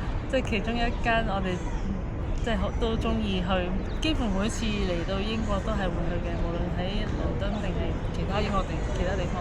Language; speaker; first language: Cantonese; native; Cantonese